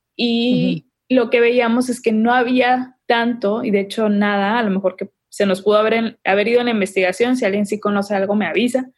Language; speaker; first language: Spanish; native; Spanish